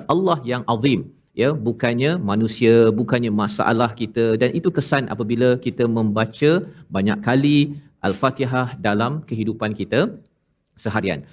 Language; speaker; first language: Malay; native; Malay